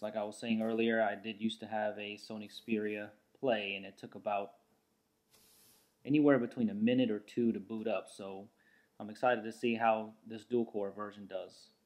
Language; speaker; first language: English; native; English